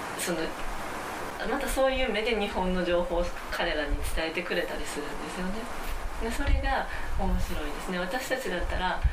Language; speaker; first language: Japanese; native; Japanese